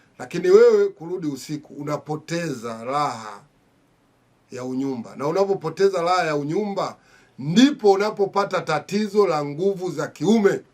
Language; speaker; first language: Swahili; native; Swahili